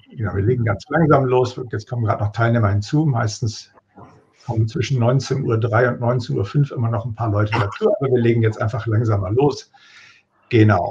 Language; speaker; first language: German; native; German